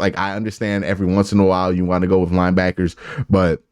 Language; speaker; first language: English; native; English